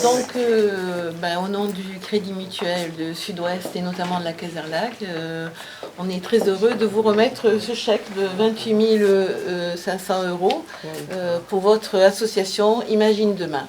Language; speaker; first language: French; native; French